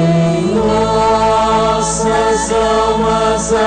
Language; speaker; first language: Portuguese; native; Portuguese